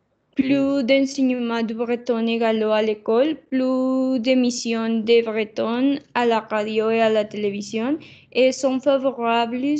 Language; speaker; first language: French; non-native, learner; Spanish